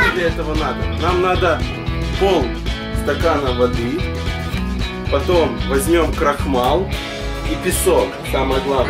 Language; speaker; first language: Russian; native; Russian